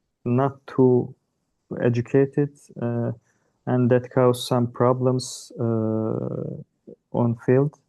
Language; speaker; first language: English; non-native, learner; Turkish